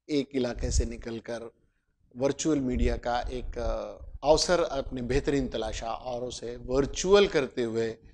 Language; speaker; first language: Hindi; native; Hindi